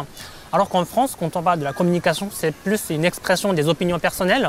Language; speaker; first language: French; non-native, fluent; Japanese